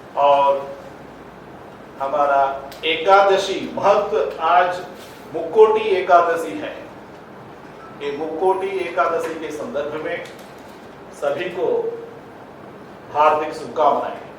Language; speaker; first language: Hindi; non-native, local second language; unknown